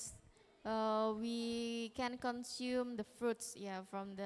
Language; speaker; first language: English; non-native, learner; Indonesian